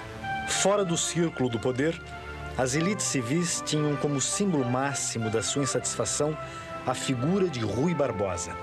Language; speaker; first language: Portuguese; native; Portuguese